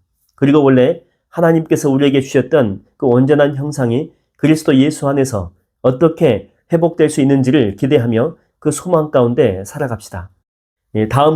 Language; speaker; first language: Korean; native; Korean